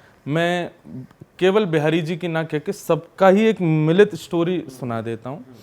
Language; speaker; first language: Hindi; native; Hindi